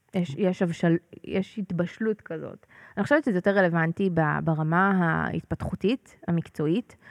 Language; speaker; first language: Hebrew; native; Hebrew